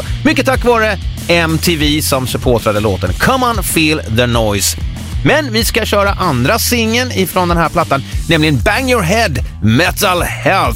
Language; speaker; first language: Swedish; native; Swedish